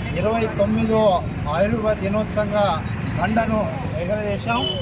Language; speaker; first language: Telugu; non-native, local second language; Lambadi